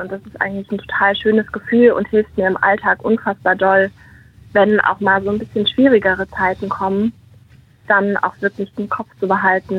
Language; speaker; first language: German; native; German